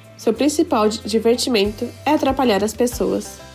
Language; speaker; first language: Portuguese; early bilingual, other home language; Japanese